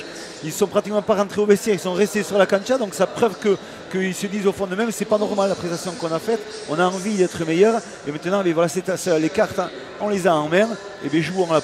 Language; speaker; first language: French; native; French